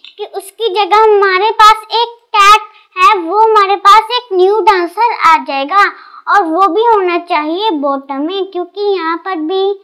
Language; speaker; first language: Hindi; non-native, local second language; Punjabi